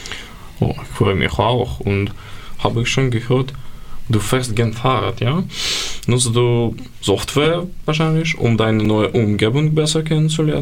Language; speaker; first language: German; non-native, learner; Ukrainian